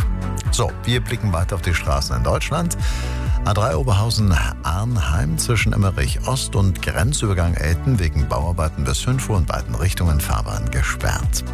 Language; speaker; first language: German; native; German